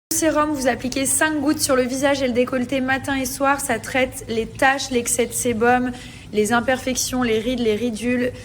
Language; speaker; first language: French; native; French